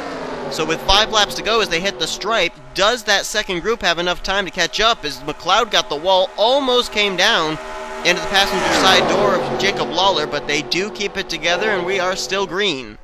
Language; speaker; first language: English; native; English